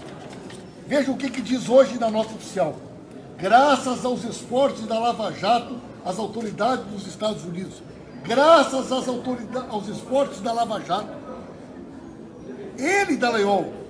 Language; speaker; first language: Portuguese; native; Portuguese